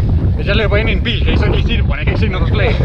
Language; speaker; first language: Danish; native; Danish